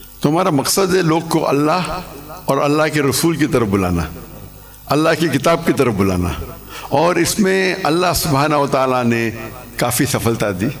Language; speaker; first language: Urdu; non-native, local second language; English